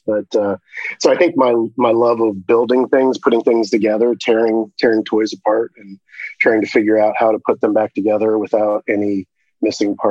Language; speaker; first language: English; native; English